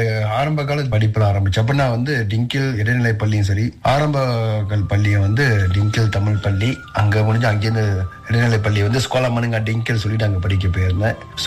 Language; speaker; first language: Tamil; early bilingual, heritage; Tamil